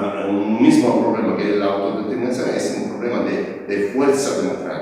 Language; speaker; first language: Spanish; non-native, learner; Italian